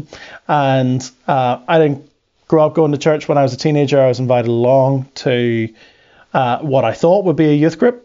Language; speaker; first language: English; native; English